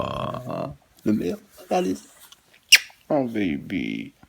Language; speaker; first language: French; non-native, local second language; Arabic